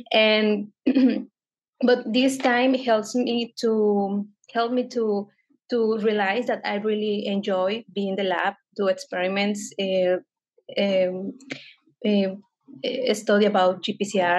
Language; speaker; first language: English; non-native, fluent; Spanish